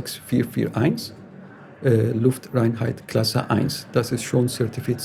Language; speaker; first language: German; non-native, fluent; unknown